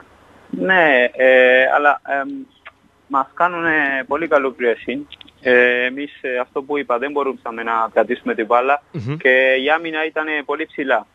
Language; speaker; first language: Greek; non-native, fluent; Spanish